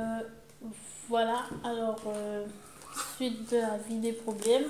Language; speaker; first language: French; native; French